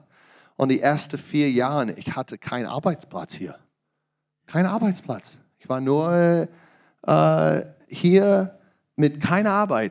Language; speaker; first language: German; non-native, learner; English